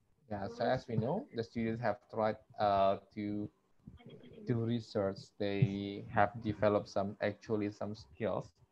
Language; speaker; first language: English; non-native, fluent; Indonesian